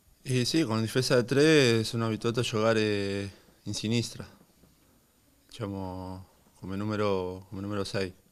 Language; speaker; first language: Italian; non-native, learner; Spanish